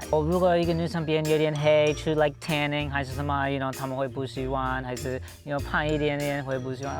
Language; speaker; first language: Chinese; non-native, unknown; English